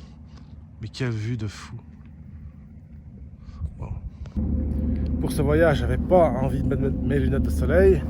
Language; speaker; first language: French; native; French